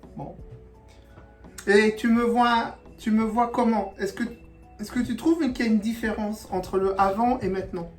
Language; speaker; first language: French; native; French